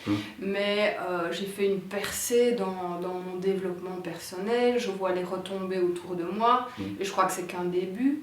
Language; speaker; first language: French; native; French